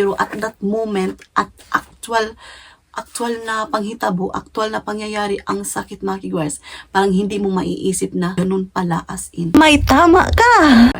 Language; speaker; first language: Filipino; non-native, local second language; Cebuano